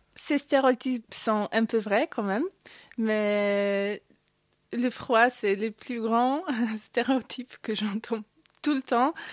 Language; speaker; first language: French; non-native, fluent; Polish